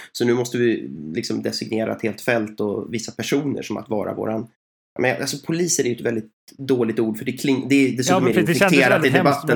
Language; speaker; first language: Swedish; native; Swedish